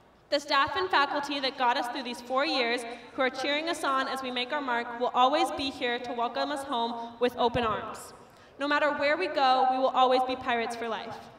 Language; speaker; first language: English; native; English